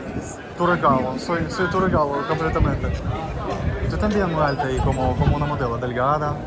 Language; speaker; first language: Spanish; non-native, learner; Russian